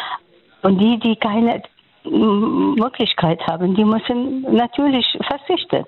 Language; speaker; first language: German; non-native, fluent; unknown